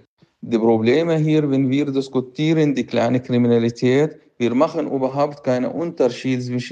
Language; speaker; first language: German; non-native, fluent; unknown